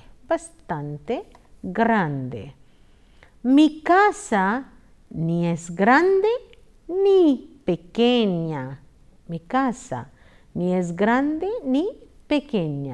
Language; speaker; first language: Spanish; non-native, fluent; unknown